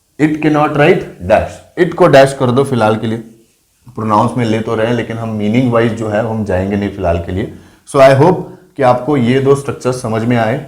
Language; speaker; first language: Hindi; non-native, local second language; Marathi